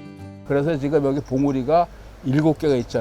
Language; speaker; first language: Korean; native; Korean